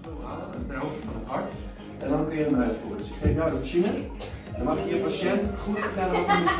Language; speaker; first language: Dutch; native; Dutch